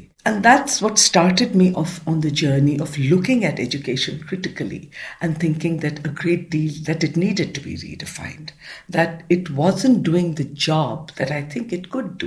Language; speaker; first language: English; non-native, local second language; Marathi